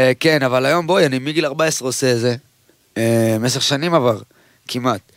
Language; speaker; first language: Hebrew; early bilingual, other home language; Amharic